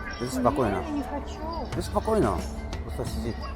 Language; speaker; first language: Russian; non-native, learner; Korean